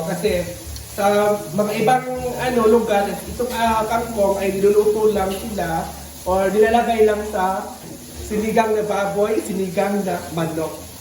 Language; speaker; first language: Filipino; non-native, local second language; Cebuano